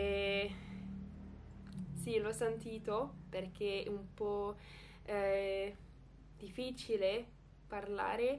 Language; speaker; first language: Italian; non-native, learner; French